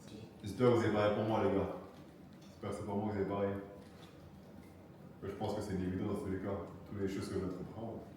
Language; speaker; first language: French; native; French